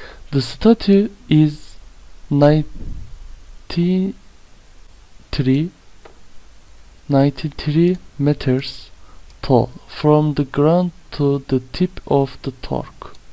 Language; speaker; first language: English; non-native, fluent; Turkish